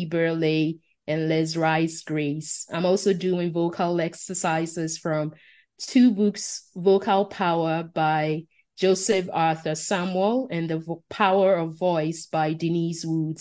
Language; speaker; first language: English; non-native, local second language; Akan